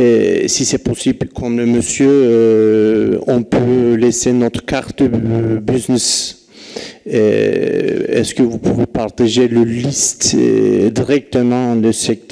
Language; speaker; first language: French; non-native, learner; Turkish